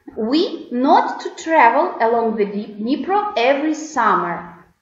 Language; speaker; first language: English; non-native, fluent; Russian